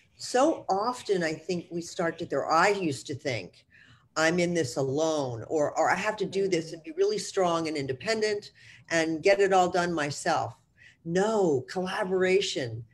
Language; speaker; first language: English; native; English